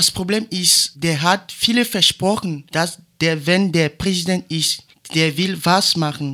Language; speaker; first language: German; non-native, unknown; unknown